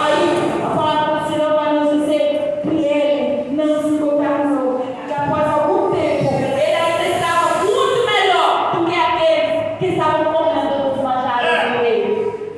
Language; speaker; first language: Portuguese; native; Portuguese